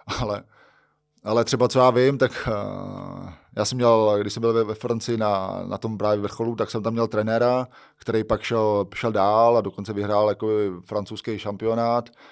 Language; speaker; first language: Czech; native; Czech